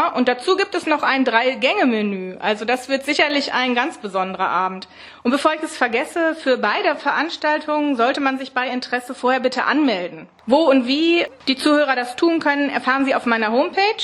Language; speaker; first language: German; native; German